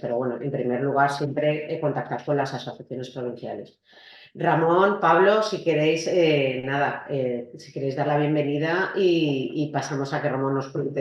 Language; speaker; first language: Spanish; native; Spanish